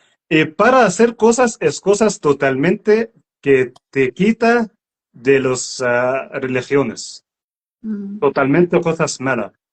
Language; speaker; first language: Spanish; non-native, learner; Arabic